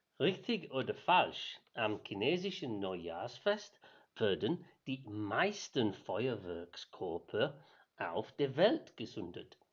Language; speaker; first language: German; non-native, learner; English